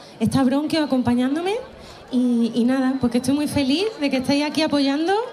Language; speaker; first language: Spanish; native; Spanish